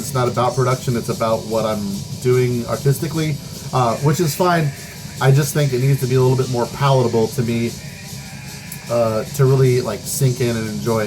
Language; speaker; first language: English; native; English